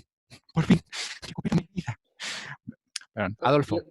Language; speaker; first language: Spanish; native; Spanish